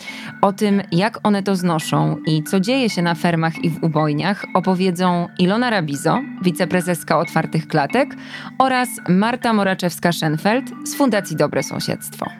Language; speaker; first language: Polish; native; Polish